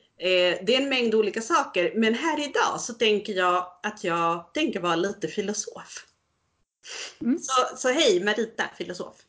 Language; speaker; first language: Swedish; early bilingual, other home language; Spanish